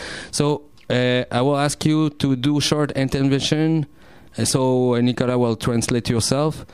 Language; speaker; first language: English; non-native, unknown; French